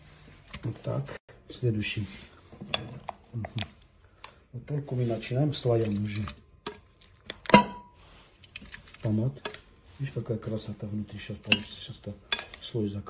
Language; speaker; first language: Russian; non-native, fluent; Armenian